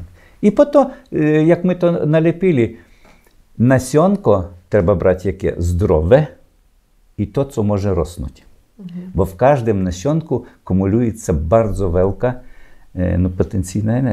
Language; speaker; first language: Polish; non-native, learner; Ukrainian